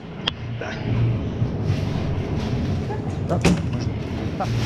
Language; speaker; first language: Russian; non-native, learner; English